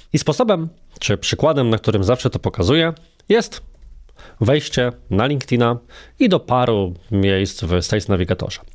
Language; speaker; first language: Polish; native; Polish